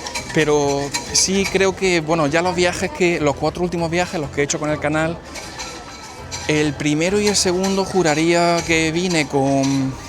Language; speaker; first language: Spanish; native; Spanish